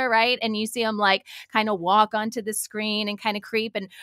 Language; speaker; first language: English; native; English